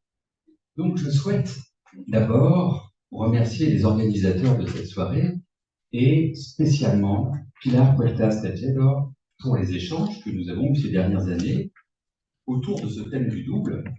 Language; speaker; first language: French; native; French